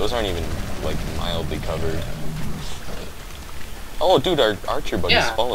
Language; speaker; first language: English; native; English